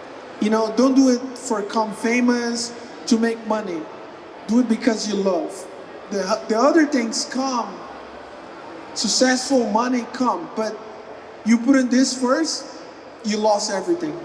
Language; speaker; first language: English; non-native, learner; Portuguese